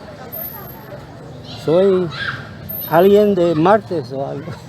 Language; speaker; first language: Spanish; non-native, learner; English